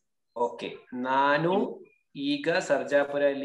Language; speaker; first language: Kannada; non-native, learner; Malayalam